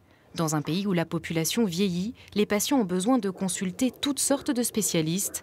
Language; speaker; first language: French; native; French